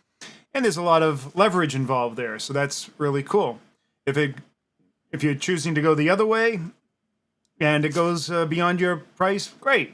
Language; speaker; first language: English; native; English